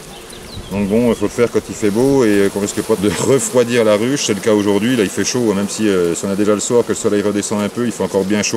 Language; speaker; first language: French; native; French